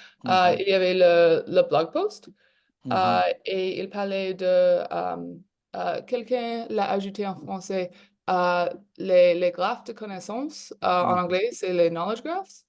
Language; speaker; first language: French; non-native, local second language; English